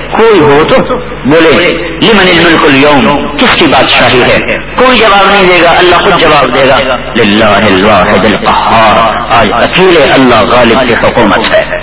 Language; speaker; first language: Urdu; non-native, local second language; Punjabi